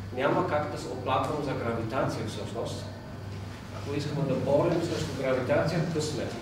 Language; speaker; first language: Bulgarian; non-native, fluent; German